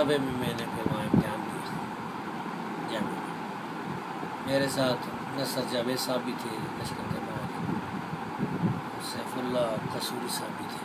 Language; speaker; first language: Urdu; non-native, local second language; Pashto